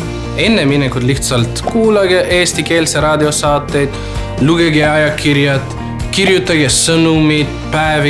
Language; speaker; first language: Estonian; non-native, fluent; Macedonian